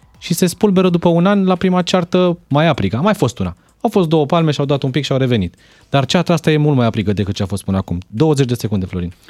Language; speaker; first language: Romanian; native; Romanian